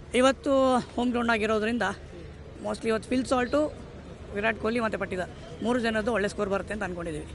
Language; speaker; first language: Kannada; native; Kannada